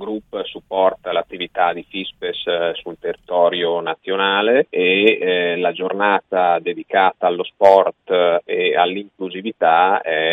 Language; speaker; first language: Italian; native; Italian